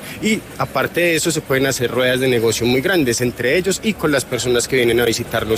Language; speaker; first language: Spanish; native; Spanish